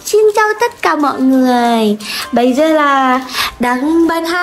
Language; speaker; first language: Vietnamese; non-native, learner; Indonesian